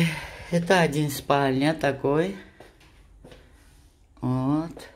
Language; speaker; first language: Russian; non-native, fluent; Georgian